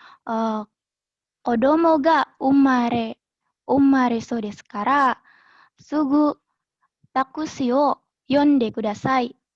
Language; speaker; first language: Japanese; non-native, learner; Indonesian